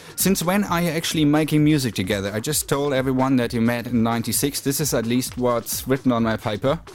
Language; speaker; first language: English; non-native, fluent; German